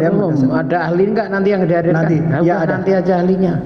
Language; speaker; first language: Indonesian; native; Indonesian